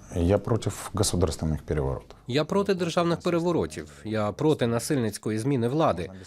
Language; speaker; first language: Ukrainian; non-native, local second language; Russian